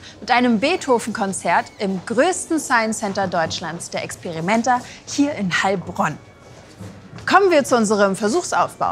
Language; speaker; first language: German; native; German